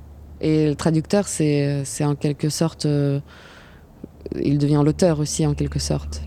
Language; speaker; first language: French; non-native, fluent; Ukrainian